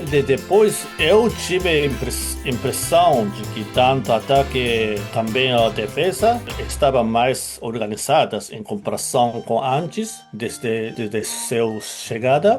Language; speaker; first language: Portuguese; non-native, fluent; Japanese